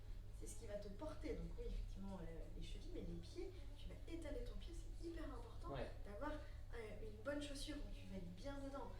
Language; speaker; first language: French; native; French